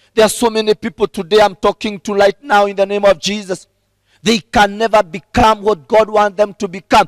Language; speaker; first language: English; non-native, local second language; Swahili